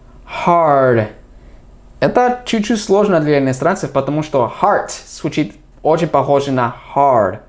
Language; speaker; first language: Russian; non-native, fluent; English